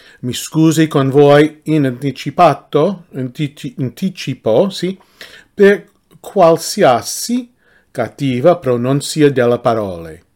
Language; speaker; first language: Italian; non-native, learner; English